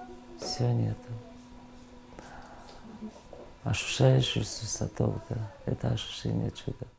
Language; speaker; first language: Russian; non-native, fluent; Georgian